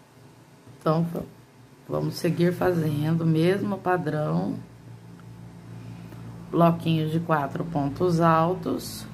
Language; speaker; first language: Portuguese; native; Portuguese